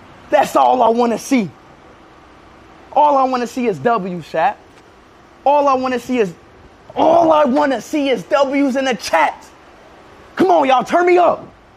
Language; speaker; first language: English; native; English